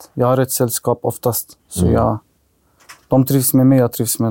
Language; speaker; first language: Swedish; early bilingual, other home language; Arabic